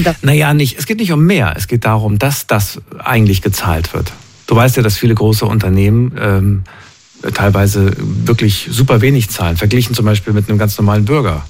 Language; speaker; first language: German; native; German